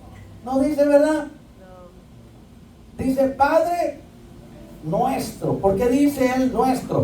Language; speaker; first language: Spanish; native; Spanish